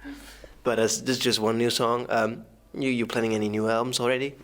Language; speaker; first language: English; non-native, fluent; Dutch